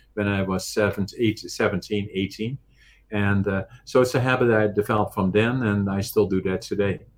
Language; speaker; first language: English; non-native, fluent; Dutch